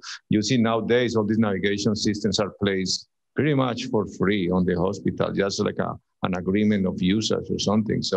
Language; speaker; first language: English; non-native, fluent; Spanish